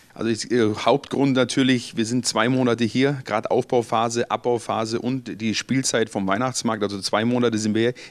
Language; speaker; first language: German; native; German